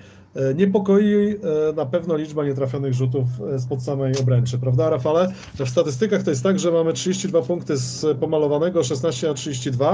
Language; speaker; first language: Polish; native; Polish